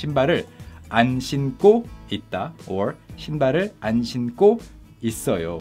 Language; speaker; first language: Korean; native; Korean